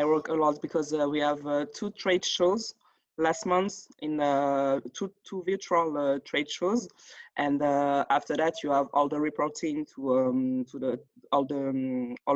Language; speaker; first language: English; non-native, fluent; French